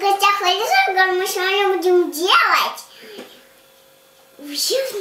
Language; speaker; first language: Russian; early bilingual, heritage; Russian